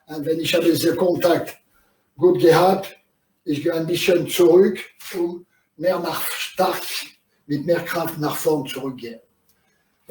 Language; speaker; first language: German; non-native, learner; French